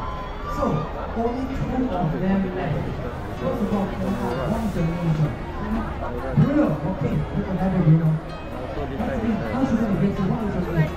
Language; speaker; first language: English; non-native, local second language; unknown